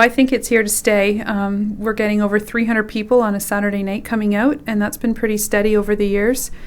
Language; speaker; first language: English; native; English